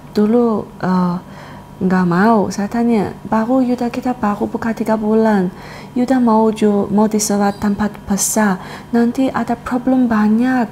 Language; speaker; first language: Indonesian; non-native, learner; Chinese